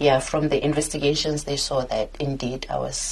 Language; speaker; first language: English; non-native, local second language; Southern Sotho